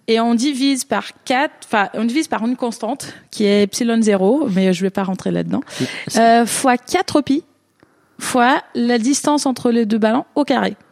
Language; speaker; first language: French; non-native, fluent; Portuguese